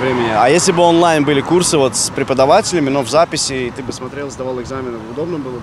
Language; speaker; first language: Russian; native; Russian